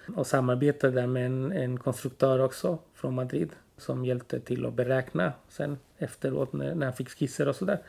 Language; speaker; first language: Swedish; early bilingual, other home language; Spanish